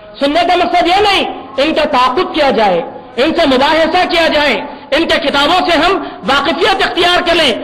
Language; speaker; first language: Urdu; native; Urdu